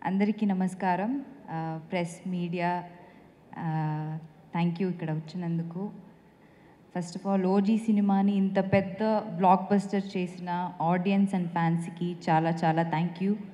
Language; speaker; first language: Telugu; non-native, fluent; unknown